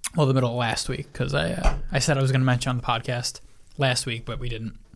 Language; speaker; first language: English; early bilingual, other home language; Italian